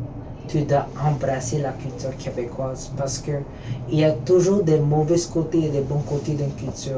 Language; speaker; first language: French; early bilingual, other home language; Filipino